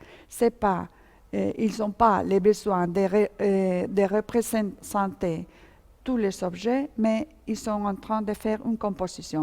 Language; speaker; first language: French; non-native, fluent; Spanish